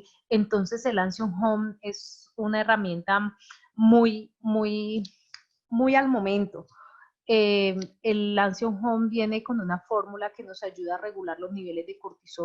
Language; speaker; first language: Spanish; native; Spanish